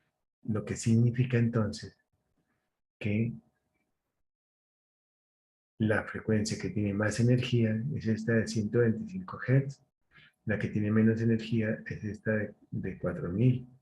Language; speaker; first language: Spanish; native; Spanish